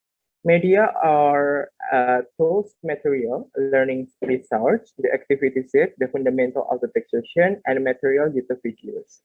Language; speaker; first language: English; non-native, learner; Indonesian